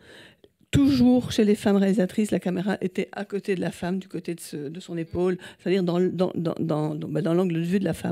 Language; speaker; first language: French; native; French